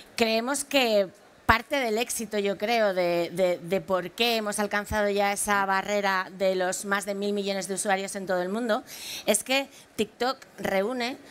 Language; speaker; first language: Spanish; native; Spanish